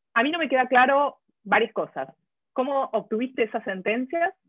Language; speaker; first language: Spanish; native; Spanish